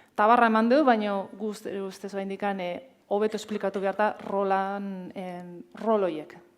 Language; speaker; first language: Basque; native; Basque